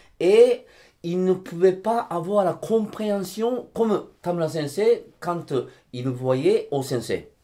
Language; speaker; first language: French; non-native, fluent; Japanese